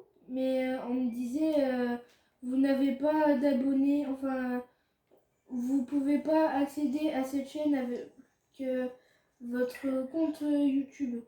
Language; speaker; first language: French; native; French